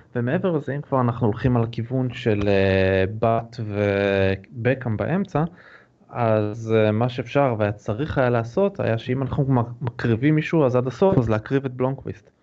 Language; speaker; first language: Hebrew; native; Hebrew